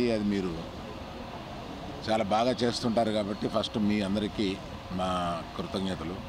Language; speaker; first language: Telugu; native; Telugu